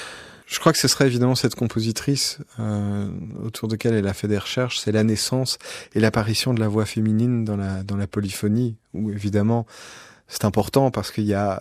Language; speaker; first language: French; native; French